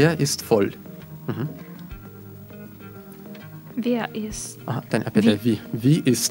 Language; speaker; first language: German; non-native, learner; Russian